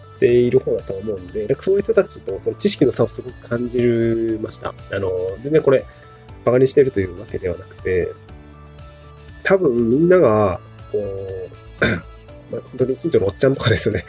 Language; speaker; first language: Japanese; native; Japanese